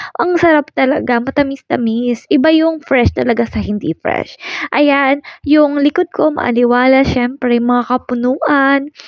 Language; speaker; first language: Filipino; non-native, local second language; Waray